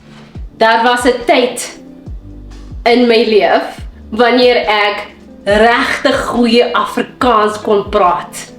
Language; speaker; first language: Afrikaans; non-native, local second language; Xhosa